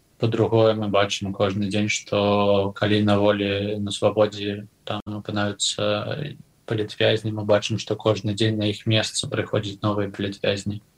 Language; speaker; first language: Belarusian; non-native, local second language; Russian